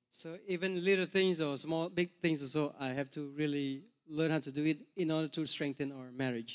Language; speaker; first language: English; non-native, fluent; Khmer